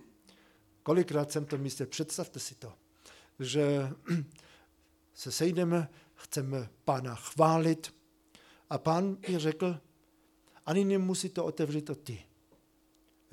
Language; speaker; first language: Czech; non-native, fluent; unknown